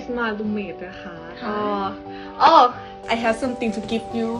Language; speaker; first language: English; non-native, learner; Thai